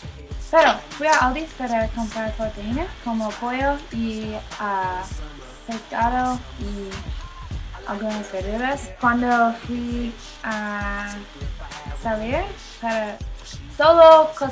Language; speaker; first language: Spanish; non-native, learner; English